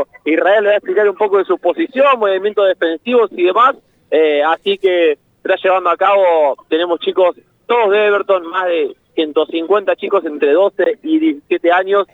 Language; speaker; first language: Spanish; native; Spanish